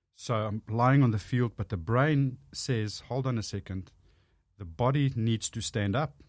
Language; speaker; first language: English; non-native, local second language; Afrikaans